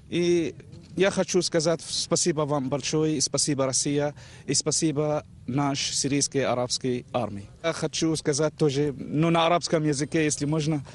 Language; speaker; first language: Russian; non-native, fluent; Arabic